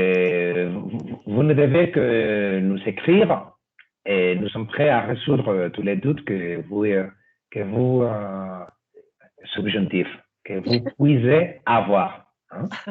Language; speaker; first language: French; non-native, fluent; Spanish